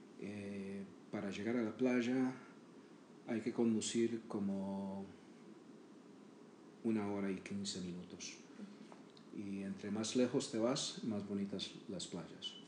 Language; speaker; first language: Spanish; native; Spanish